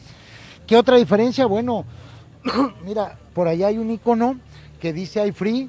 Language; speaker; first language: Spanish; native; Spanish